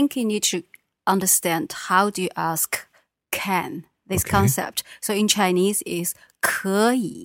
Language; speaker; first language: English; non-native, fluent; Chinese